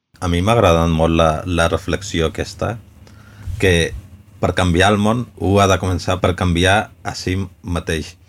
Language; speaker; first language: Catalan; early bilingual, other home language; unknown